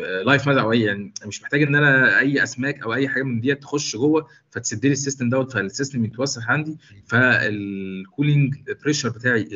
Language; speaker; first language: Arabic; native; Arabic